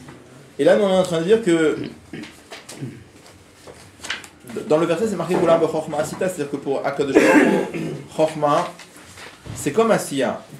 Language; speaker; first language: French; native; French